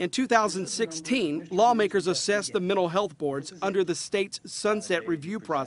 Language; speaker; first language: English; native; English